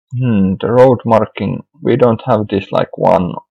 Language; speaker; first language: English; non-native, fluent; Finnish